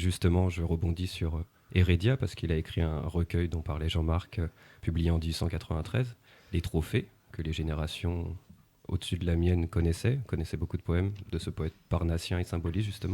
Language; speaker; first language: French; native; French